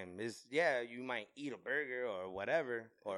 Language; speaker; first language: English; native; English